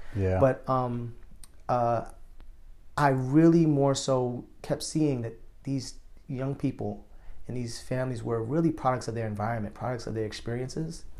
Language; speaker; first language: English; native; English